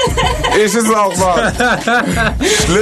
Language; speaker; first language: German; native; German